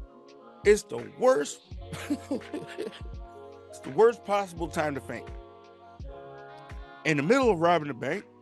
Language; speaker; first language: English; native; English